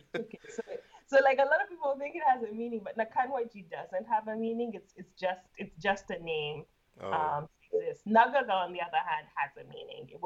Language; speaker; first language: English; non-native, local second language; Ganda